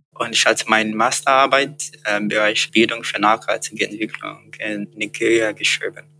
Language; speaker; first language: German; non-native, fluent; Yoruba